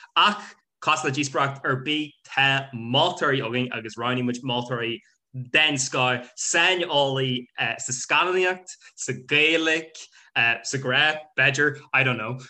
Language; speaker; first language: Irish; non-native, local second language; English